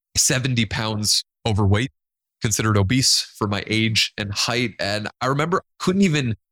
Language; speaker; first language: English; non-native, fluent; Spanish